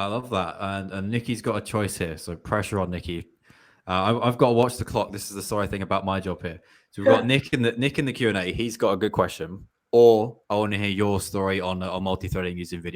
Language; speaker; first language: English; native; English